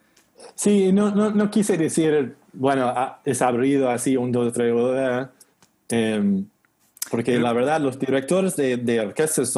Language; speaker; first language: Spanish; non-native, learner; English